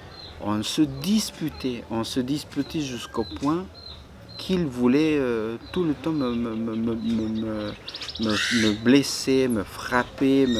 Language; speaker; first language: French; non-native, fluent; Spanish